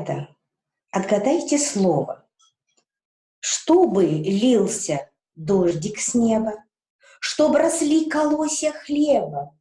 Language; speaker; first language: Russian; non-native, local second language; Kazakh